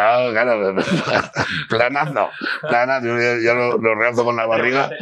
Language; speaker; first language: Spanish; native; Spanish